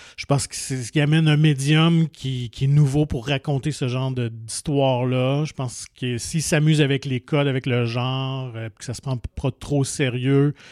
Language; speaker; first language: French; native; French